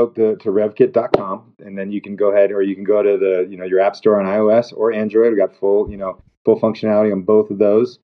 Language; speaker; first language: English; native; English